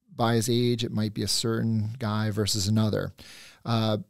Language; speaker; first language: English; native; English